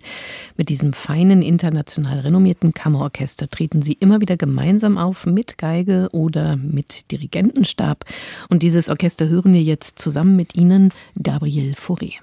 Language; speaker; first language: German; native; German